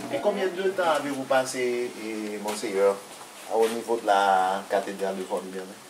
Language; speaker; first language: French; non-native, local second language; Haitian Creole